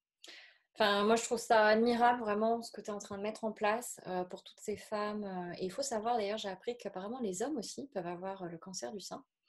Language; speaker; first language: French; native; French